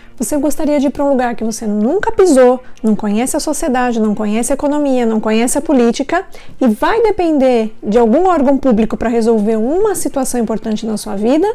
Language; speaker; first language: Portuguese; native; Portuguese